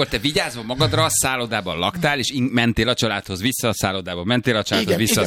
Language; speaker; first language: Hungarian; native; Hungarian